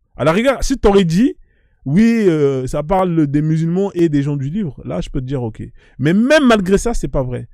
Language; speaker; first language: French; native; French